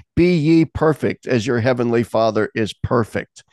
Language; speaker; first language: English; native; English